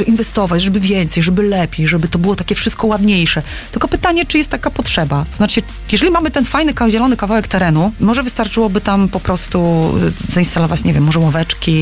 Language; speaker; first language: Polish; native; Polish